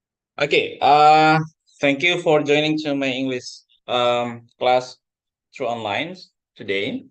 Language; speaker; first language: English; non-native, fluent; Indonesian